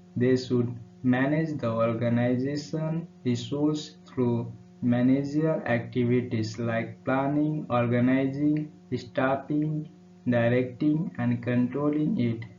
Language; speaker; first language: English; non-native, local second language; Nepali